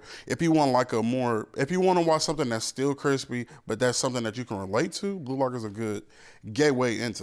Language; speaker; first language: English; native; English